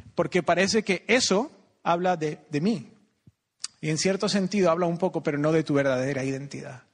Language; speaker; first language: Spanish; native; Spanish